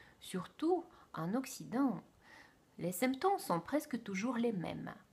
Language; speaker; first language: French; non-native, fluent; Russian